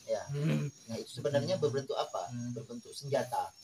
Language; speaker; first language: Indonesian; native; Indonesian